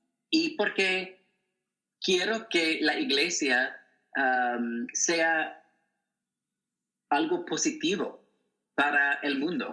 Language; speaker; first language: Spanish; non-native, learner; English